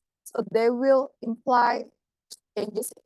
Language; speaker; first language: English; non-native, fluent; Indonesian